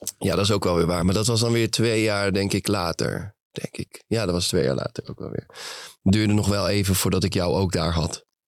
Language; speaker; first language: Dutch; native; Dutch